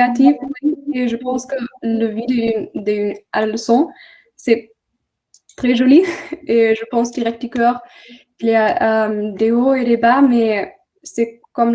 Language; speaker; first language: French; non-native, learner; German